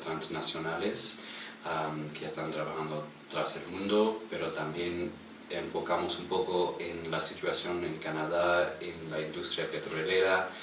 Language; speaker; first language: Spanish; non-native, fluent; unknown